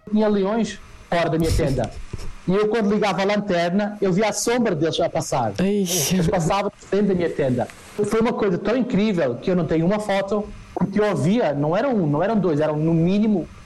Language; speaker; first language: Portuguese; native; Portuguese